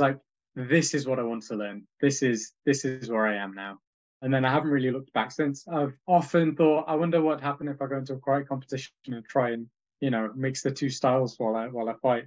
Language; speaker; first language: English; native; English